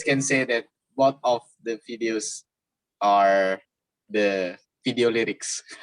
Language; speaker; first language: English; non-native, fluent; Indonesian